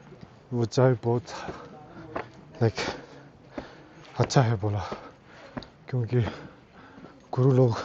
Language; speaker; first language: Hindi; non-native, local second language; Tibetan